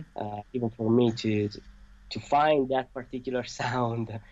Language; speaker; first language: English; non-native, fluent; Italian